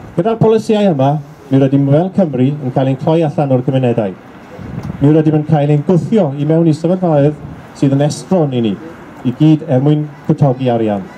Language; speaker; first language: Welsh; native; Welsh